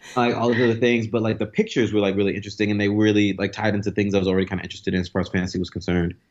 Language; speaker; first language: English; native; English